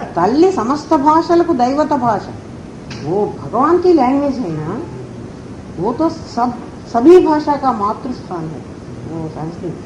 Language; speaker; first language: Hindi; non-native, local second language; Telugu